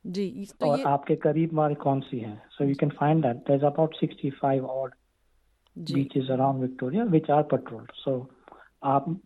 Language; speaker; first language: Hindi; non-native, local second language; Gujarati